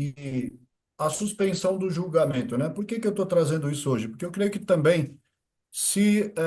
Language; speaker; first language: Portuguese; native; Portuguese